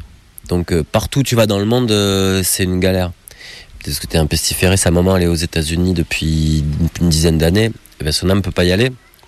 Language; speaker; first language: French; native; French